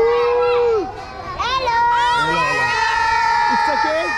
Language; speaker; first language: English; non-native, learner; Azerbaijani